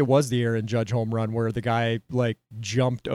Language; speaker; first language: English; native; English